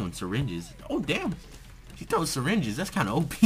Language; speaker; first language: English; native; English